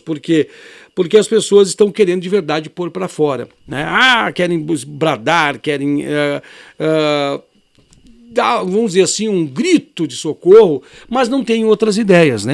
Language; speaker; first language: Portuguese; native; Portuguese